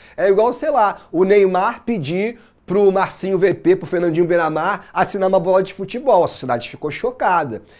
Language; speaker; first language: Portuguese; native; Portuguese